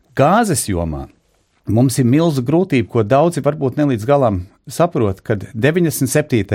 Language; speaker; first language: Latvian; early bilingual, heritage; Latvian